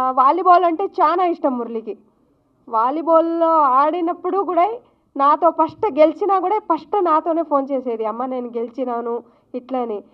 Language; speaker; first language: Telugu; non-native, local second language; Lambadi